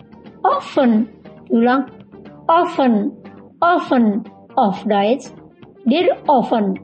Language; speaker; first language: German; non-native, fluent; Indonesian